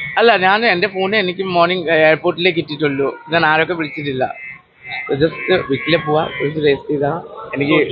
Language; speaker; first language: Malayalam; non-native, local second language; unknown